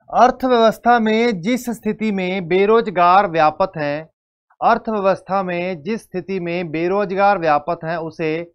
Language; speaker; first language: Hindi; native; Hindi